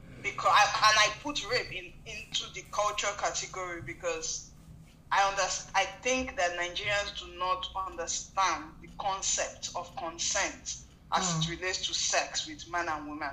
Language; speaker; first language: English; non-native, local second language; Yoruba